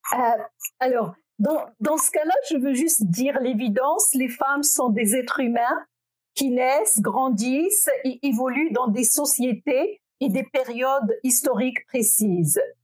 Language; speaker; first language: French; non-native, local second language; Arabic